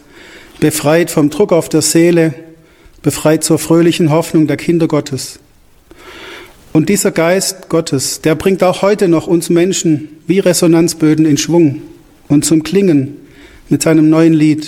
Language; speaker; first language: German; native; German